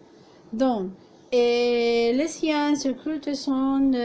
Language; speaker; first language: French; non-native, fluent; Spanish